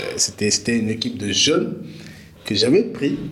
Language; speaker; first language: French; non-native, local second language; Wolof